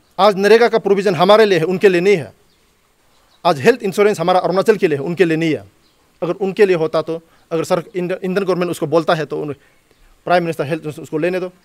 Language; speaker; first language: Hindi; non-native, local second language; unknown